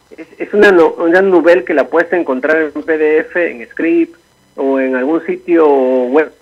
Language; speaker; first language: Spanish; native; Spanish